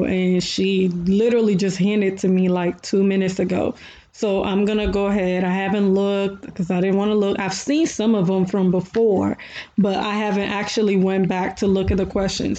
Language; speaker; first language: English; early bilingual, other home language; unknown